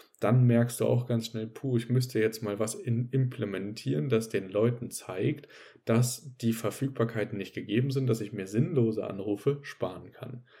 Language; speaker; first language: German; native; German